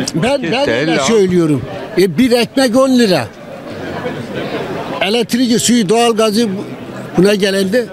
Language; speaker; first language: Turkish; native; Turkish